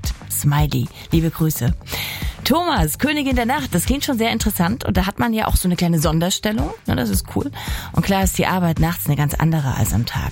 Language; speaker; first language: German; native; German